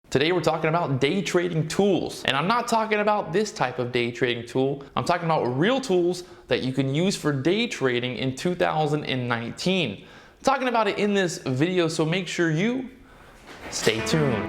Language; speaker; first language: English; native; English